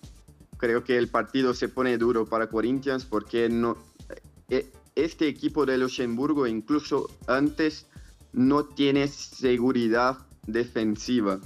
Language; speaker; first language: Spanish; non-native, fluent; Portuguese